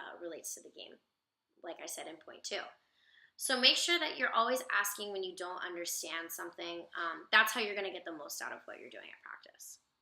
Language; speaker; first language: English; native; English